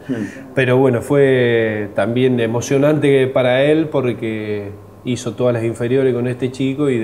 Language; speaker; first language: Spanish; native; Spanish